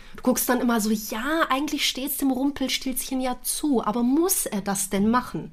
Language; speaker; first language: German; native; German